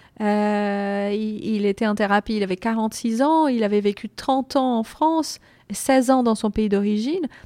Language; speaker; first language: French; non-native, fluent; Portuguese